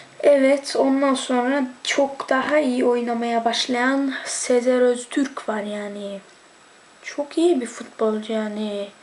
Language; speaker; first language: Turkish; early bilingual, heritage; Turkish